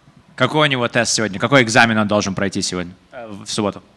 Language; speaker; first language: Russian; native; Russian